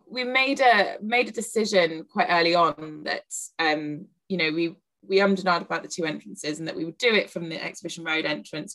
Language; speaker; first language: English; native; English